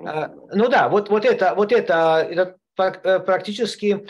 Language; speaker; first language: Russian; non-native, learner; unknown